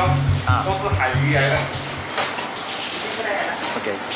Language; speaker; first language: Chinese; native; Chinese